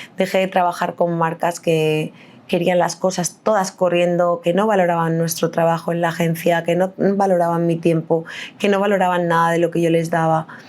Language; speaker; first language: Spanish; native; Spanish